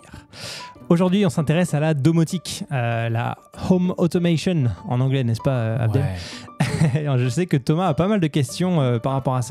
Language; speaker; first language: French; native; French